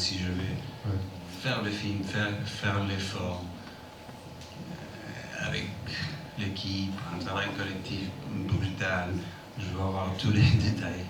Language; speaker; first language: French; non-native, fluent; English